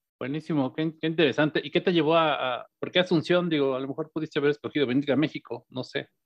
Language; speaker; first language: Spanish; native; Spanish